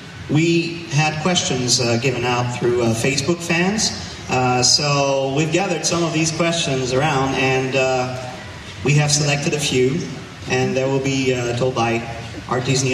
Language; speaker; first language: English; non-native, fluent; French